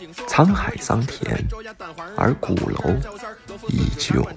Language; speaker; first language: Chinese; native; Chinese